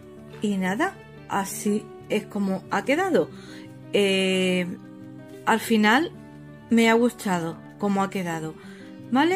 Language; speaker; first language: Spanish; native; Spanish